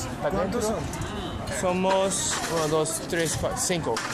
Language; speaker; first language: Spanish; non-native, learner; English